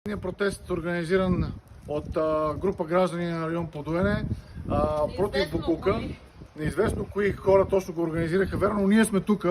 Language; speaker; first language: Bulgarian; native; Bulgarian